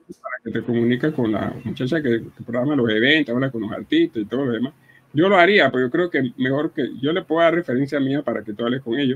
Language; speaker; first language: Spanish; native; Spanish